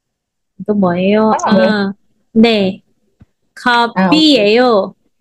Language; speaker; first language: Korean; non-native, fluent; Filipino